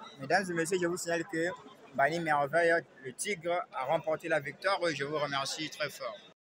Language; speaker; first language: French; non-native, local second language; Lingala